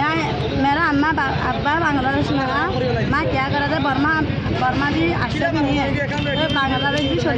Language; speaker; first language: Hindi; non-native, learner; Rohingya